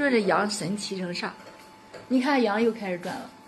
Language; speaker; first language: Chinese; native; Chinese